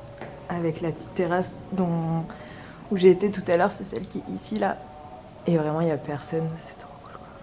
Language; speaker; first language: French; native; French